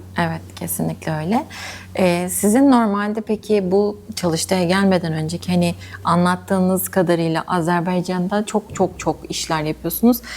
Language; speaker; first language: Turkish; native; Turkish